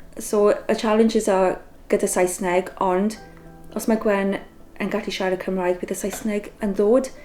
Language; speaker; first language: Welsh; non-native, local second language; English